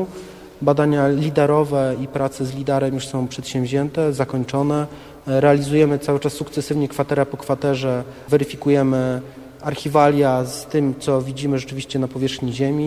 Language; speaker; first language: Polish; native; Polish